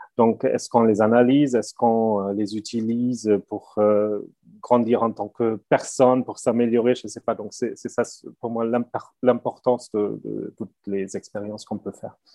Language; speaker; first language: French; non-native, fluent; German